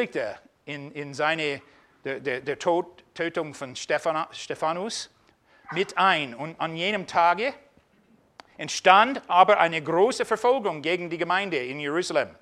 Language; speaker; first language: German; non-native, fluent; English